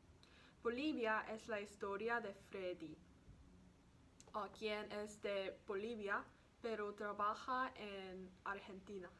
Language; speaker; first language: Spanish; non-native, learner; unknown